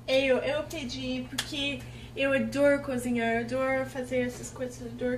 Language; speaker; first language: Portuguese; non-native, fluent; English